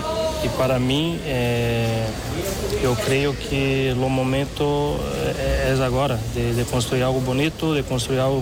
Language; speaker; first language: Spanish; non-native, fluent; Portuguese